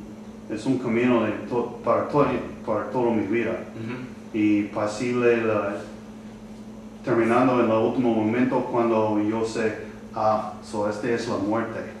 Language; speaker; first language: Spanish; non-native, learner; English